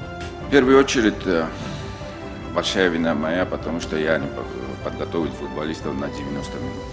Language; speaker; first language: Russian; non-native, local second language; Tajik